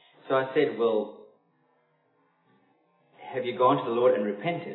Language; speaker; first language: English; non-native, local second language; Afrikaans